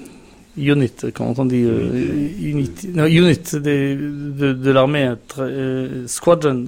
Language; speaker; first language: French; non-native, fluent; Hebrew